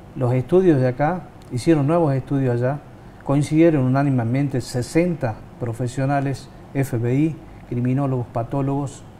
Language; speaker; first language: Spanish; native; Spanish